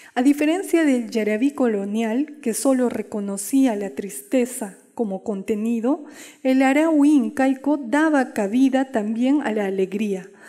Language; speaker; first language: Spanish; non-native, local second language; Quechua